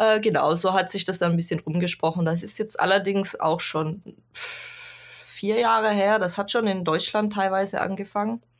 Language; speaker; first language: German; native; German